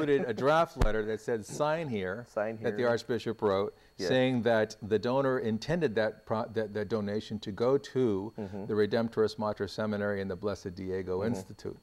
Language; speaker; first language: English; native; English